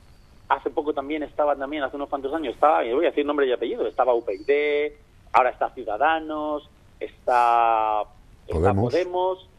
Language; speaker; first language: Spanish; native; Spanish